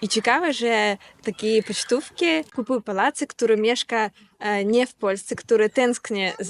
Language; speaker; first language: Polish; non-native, learner; Russian